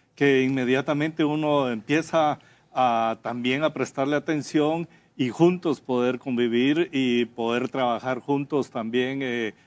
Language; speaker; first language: Spanish; native; Spanish